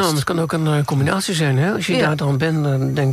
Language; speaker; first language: Dutch; native; Dutch